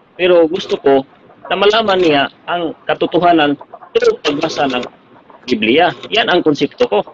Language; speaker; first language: Filipino; non-native, local second language; Cebuano